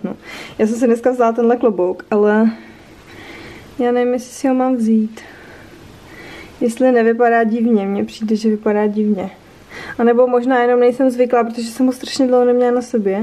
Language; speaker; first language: Czech; native; Czech